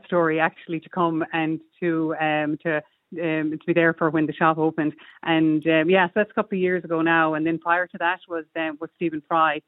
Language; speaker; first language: English; native; English